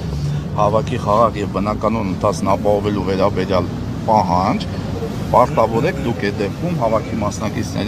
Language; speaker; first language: Armenian; native; Armenian